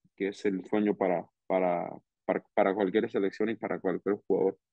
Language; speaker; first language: Spanish; early bilingual, heritage; Spanish